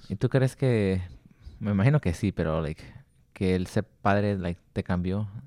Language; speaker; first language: Spanish; early bilingual, heritage; Spanish